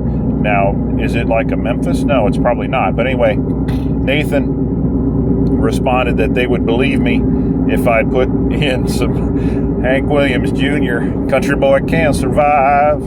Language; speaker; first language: English; native; English